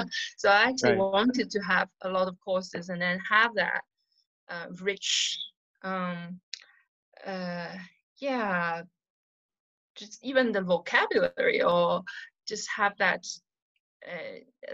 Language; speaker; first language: English; non-native, fluent; Wu Chinese